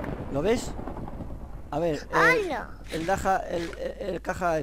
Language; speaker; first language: Spanish; native; Spanish